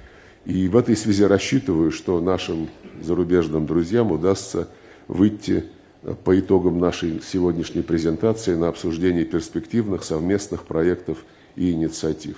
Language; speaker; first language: Russian; native; Russian